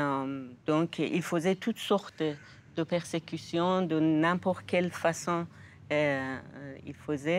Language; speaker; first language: French; non-native, fluent; Persian